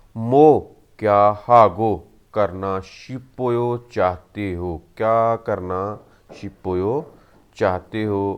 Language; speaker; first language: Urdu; non-native, local second language; Punjabi